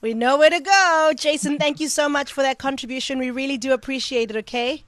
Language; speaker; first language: English; native; English